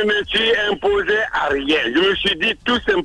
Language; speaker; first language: French; non-native, local second language; Mandingo